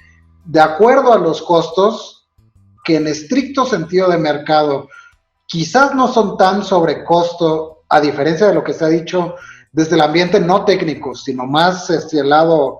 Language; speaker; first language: Spanish; native; Spanish